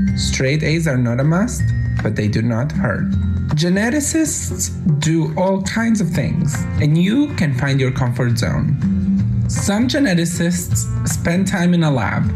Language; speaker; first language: English; non-native, fluent; Bosnian